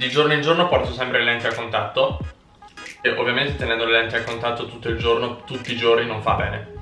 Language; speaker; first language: Italian; early bilingual, heritage; Italian